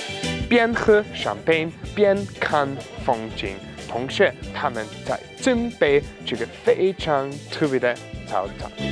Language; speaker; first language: Chinese; non-native, learner; German